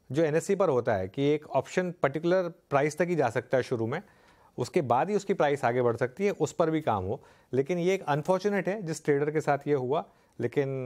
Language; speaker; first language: Hindi; native; Hindi